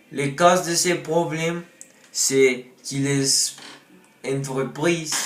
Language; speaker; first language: French; non-native, learner; Spanish